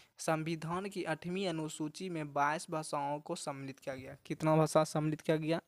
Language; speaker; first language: Hindi; native; Hindi